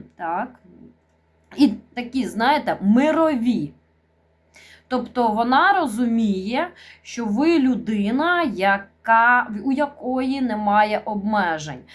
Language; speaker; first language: Ukrainian; non-native, local second language; Russian